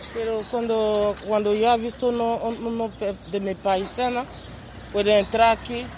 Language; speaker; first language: Spanish; non-native, learner; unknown